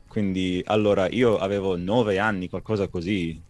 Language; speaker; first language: Italian; non-native, learner; English